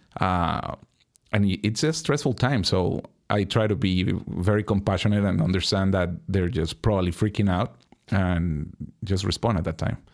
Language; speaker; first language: English; non-native, fluent; Spanish